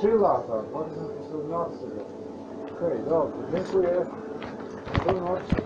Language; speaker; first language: Polish; non-native, learner; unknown